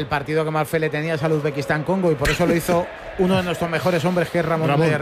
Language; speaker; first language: Spanish; native; Spanish